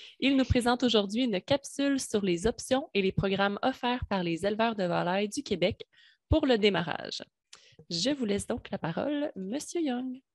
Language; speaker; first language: French; native; French